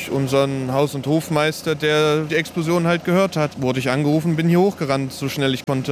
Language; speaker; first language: German; native; German